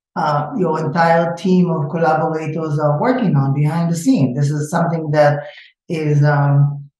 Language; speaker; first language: English; non-native, fluent; Hebrew